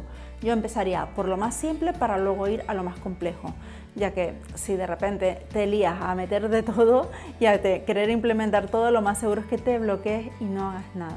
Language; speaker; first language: Spanish; native; Spanish